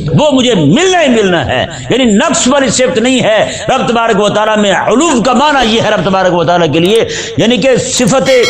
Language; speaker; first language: Urdu; non-native, local second language; Punjabi